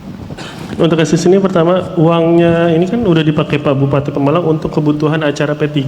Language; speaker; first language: Indonesian; native; Indonesian